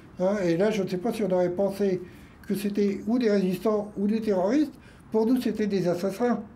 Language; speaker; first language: French; native; French